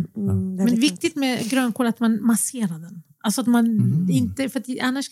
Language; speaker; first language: Swedish; early bilingual, other home language; Arabic